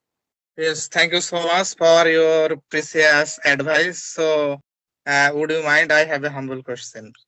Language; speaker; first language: English; non-native, learner; Bangla